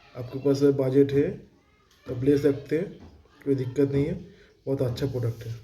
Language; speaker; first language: Hindi; non-native, local second language; Bangla